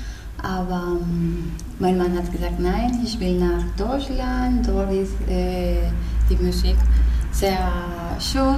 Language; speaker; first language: German; non-native, learner; Spanish